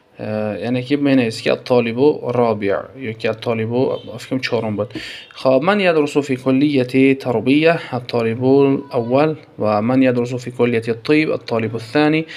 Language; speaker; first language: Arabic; non-native, fluent; Tajik